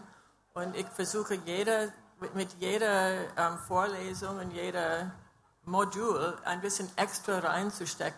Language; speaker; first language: German; non-native, fluent; English